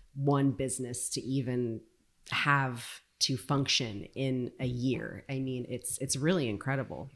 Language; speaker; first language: English; native; English